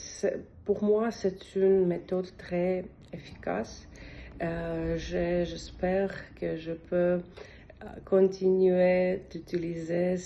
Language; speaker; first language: French; non-native, learner; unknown